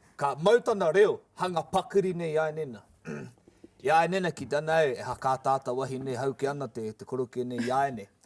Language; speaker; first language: Māori; native; Māori